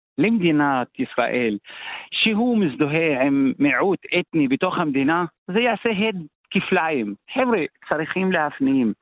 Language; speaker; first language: Hebrew; non-native, local second language; Arabic